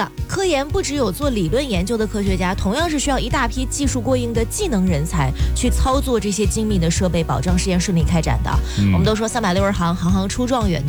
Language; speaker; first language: Chinese; native; Chinese